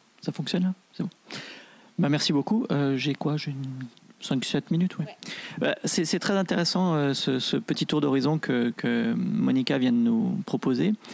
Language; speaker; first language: French; native; French